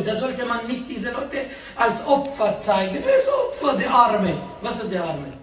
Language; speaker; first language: German; non-native, fluent; Arabic